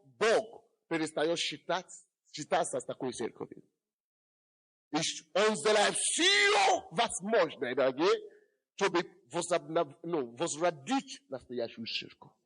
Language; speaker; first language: Russian; non-native, fluent; Yoruba